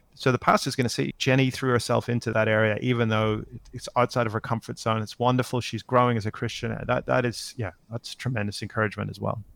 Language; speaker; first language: English; native; English